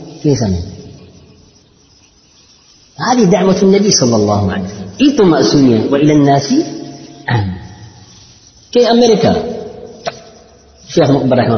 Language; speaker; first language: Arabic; non-native, fluent; Malay